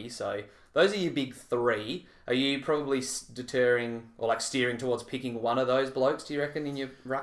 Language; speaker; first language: English; native; English